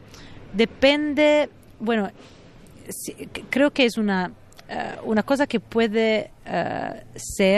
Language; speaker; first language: Spanish; non-native, fluent; Italian